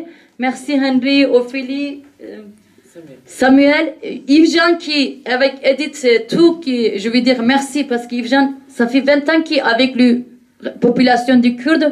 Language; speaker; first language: French; non-native, learner; Kurdish